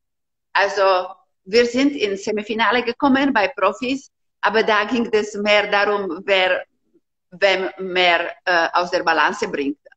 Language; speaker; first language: German; non-native, fluent; Slovak